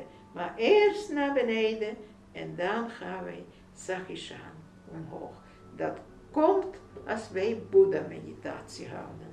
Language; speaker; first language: Dutch; non-native, fluent; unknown